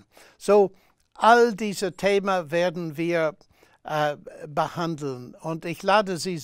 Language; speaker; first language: German; non-native, fluent; English